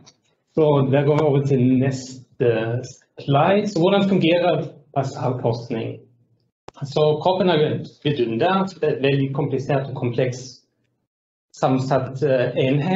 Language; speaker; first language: Norwegian; non-native, fluent; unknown